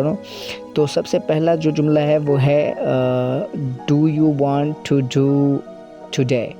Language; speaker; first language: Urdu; non-native, local second language; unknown